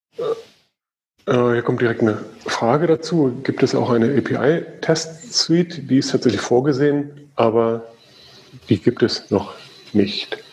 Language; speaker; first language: German; native; German